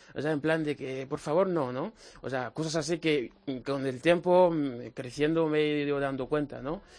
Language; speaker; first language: Spanish; non-native, fluent; French